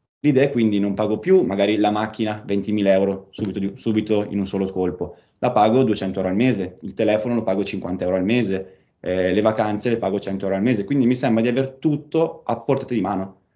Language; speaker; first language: Italian; native; Italian